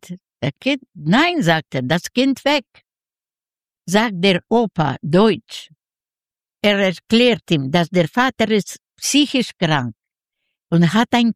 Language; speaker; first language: German; non-native, learner; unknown